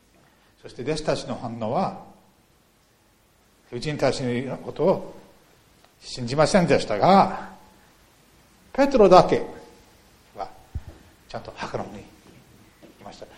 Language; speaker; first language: Japanese; non-native, fluent; English